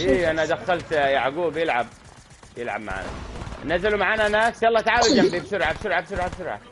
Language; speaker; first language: Arabic; native; Arabic